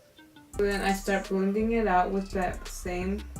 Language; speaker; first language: English; native; English